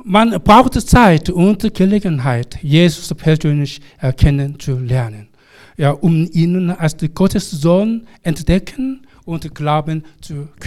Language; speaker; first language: German; non-native, fluent; Korean